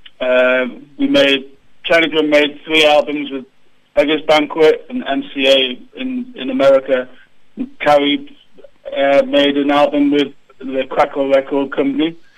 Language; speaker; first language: English; native; English